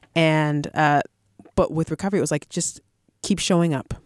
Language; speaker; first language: English; native; English